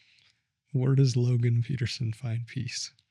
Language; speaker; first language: English; native; English